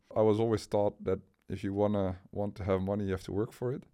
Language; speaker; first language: English; non-native, fluent; Dutch